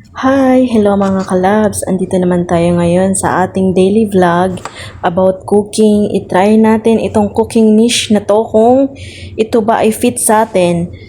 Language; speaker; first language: Filipino; non-native, local second language; Cebuano